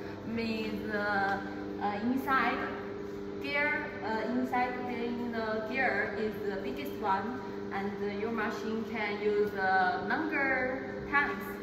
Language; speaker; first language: English; non-native, learner; Chinese